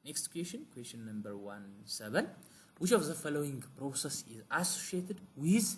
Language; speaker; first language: English; non-native, local second language; Amharic